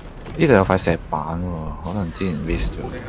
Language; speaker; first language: Chinese; native; Chinese